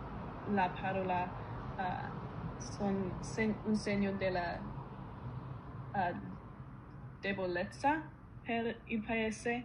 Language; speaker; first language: Italian; non-native, learner; English